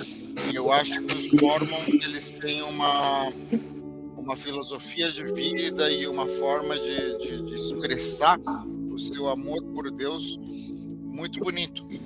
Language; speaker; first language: Portuguese; early bilingual, other home language; Spanish